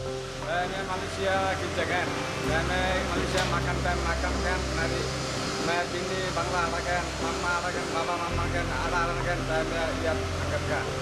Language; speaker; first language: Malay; non-native, learner; Bangla